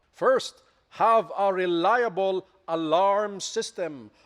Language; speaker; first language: English; non-native, local second language; Filipino